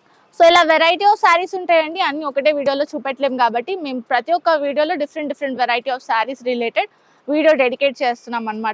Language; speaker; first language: Telugu; native; Telugu